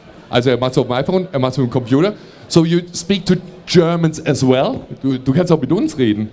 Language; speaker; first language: German; native; German